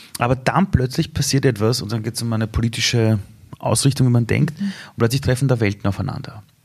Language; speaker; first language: German; early bilingual, other home language; Persian